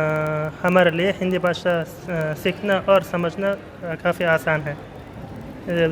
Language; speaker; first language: Hindi; non-native, learner; Uzbek